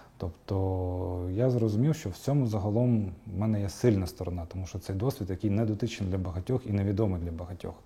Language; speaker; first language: Ukrainian; non-native, local second language; Crimean Tatar